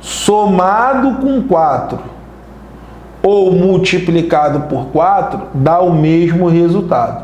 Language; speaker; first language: Portuguese; native; Portuguese